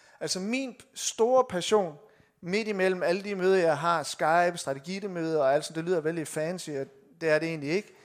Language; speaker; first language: Danish; native; Danish